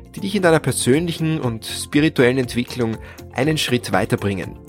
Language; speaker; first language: German; native; German